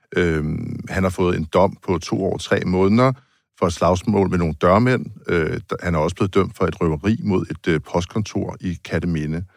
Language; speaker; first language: Danish; native; Danish